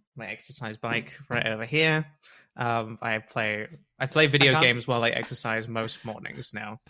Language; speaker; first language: English; native; English